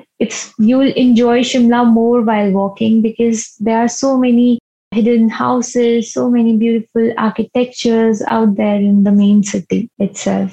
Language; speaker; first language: English; non-native, local second language; Hindi